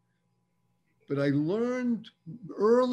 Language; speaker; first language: English; native; English